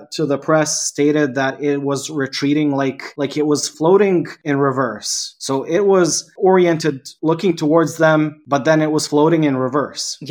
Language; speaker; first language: English; non-native, fluent; Serbian